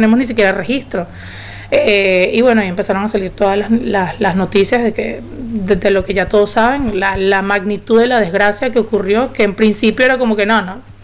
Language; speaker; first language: Spanish; native; Spanish